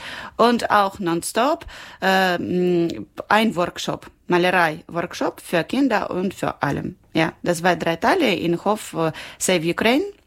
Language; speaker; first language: German; non-native, learner; Ukrainian